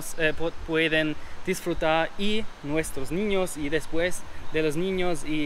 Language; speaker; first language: Spanish; non-native, learner; German